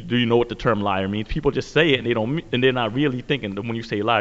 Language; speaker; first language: English; native; English